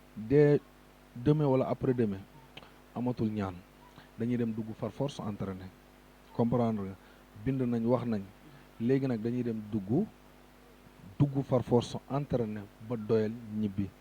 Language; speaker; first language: Wolof; native; Wolof